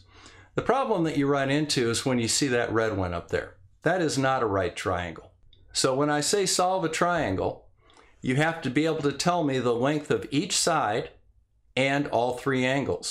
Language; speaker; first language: English; native; English